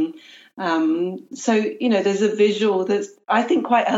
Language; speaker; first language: English; native; English